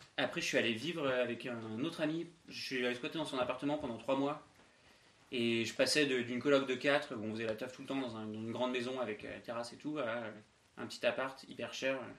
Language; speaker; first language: French; native; French